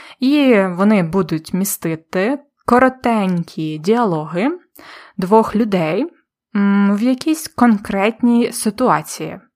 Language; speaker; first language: Ukrainian; native; Ukrainian